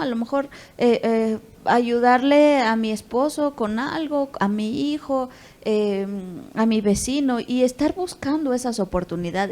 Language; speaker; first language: Spanish; native; Spanish